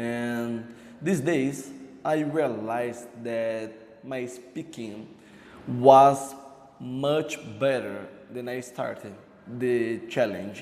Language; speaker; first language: English; non-native, learner; Portuguese